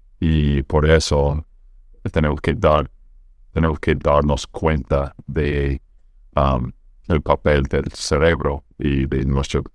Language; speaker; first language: Spanish; non-native, fluent; English